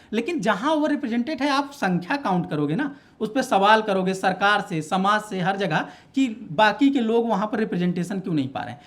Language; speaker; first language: Hindi; native; Hindi